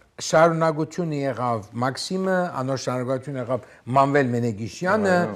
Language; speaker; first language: Armenian; early bilingual, heritage; Armenian